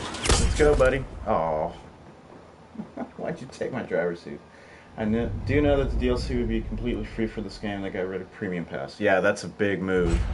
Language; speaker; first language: English; native; English